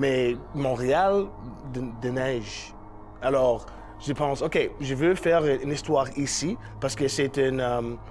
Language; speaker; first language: French; non-native, learner; English